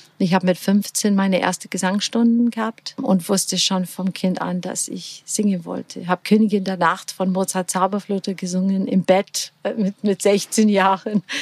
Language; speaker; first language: German; non-native, fluent; English